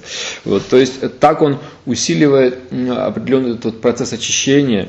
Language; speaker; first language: Russian; native; Russian